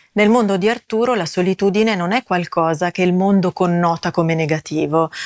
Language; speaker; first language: Italian; native; Italian